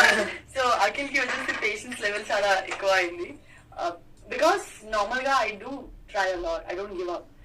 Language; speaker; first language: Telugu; non-native, learner; Gujarati